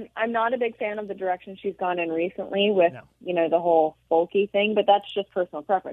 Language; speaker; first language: English; native; English